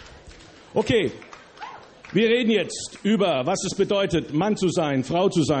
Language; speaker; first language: German; early bilingual, other home language; English